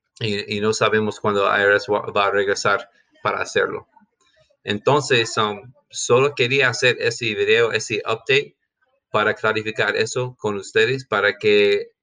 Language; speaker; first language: Spanish; non-native, fluent; English